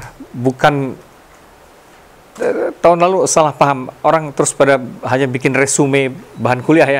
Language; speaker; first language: Indonesian; native; Indonesian